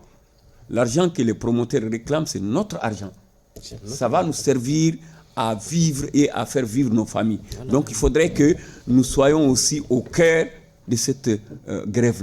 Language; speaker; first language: French; non-native, local second language; Bambara